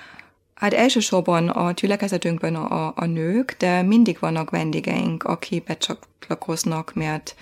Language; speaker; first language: Hungarian; non-native, fluent; German